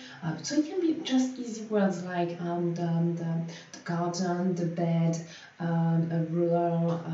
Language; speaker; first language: English; non-native, fluent; French